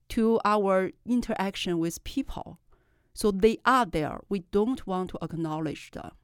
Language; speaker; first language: English; non-native, fluent; Chinese